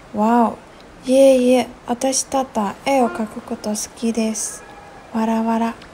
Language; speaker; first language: Japanese; non-native, learner; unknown